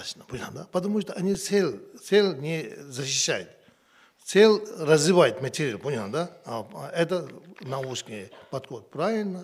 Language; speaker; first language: Russian; non-native, learner; Tibetan